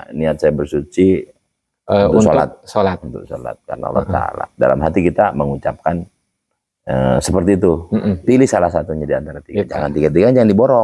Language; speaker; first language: Indonesian; native; Indonesian